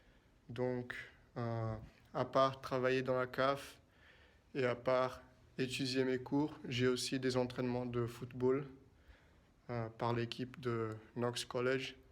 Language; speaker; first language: French; non-native, fluent; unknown